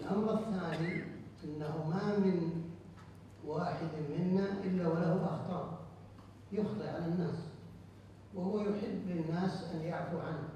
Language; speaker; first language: Arabic; native; Arabic